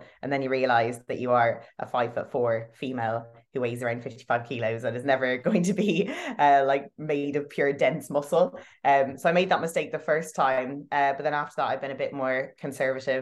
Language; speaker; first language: English; native; English